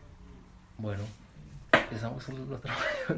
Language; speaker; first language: Spanish; non-native, learner; Arabic